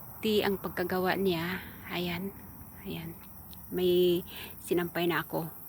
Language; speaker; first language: Filipino; non-native, local second language; Cebuano